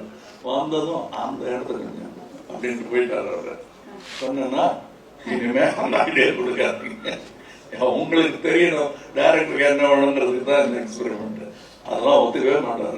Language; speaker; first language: Tamil; native; Tamil